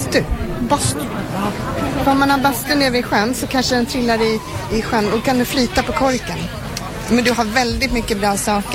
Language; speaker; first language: Swedish; native; Swedish